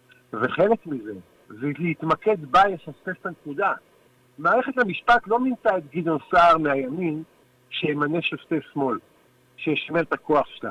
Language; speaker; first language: Hebrew; native; Hebrew